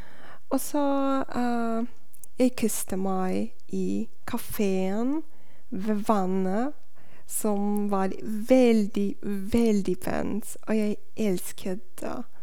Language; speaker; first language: Norwegian; non-native, learner; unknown